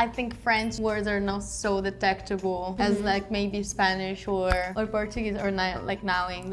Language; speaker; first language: English; non-native, fluent; Italian